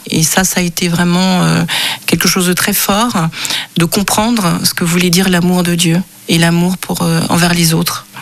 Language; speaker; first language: French; early bilingual, other home language; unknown